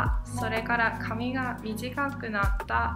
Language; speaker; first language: Japanese; non-native, learner; English